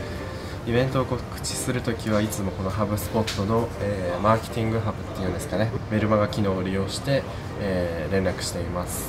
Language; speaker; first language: Japanese; native; Japanese